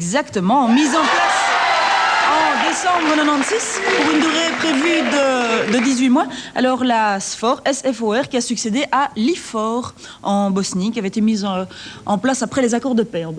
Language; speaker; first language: French; native; French